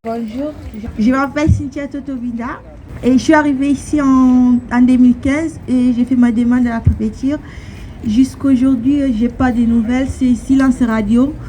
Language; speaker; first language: French; early bilingual, other home language; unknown